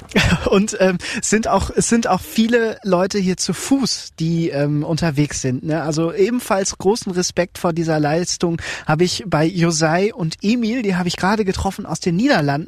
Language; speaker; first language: German; native; German